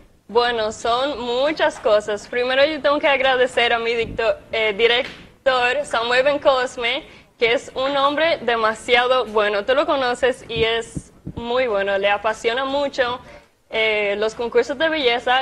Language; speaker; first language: Spanish; native; Spanish